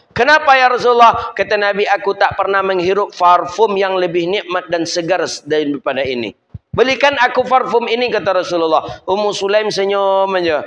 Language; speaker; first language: Malay; non-native, local second language; Minangkabau